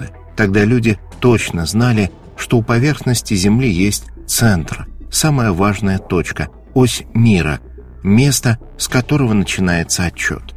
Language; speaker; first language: Russian; native; Russian